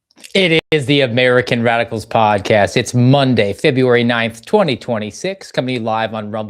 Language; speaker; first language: English; native; English